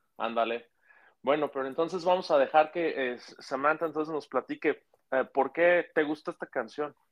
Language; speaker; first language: Spanish; native; Spanish